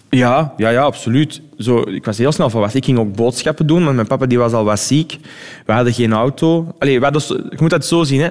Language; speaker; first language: Dutch; early bilingual, other home language; Arabic